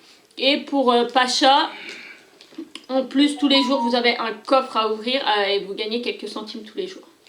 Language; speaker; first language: French; native; French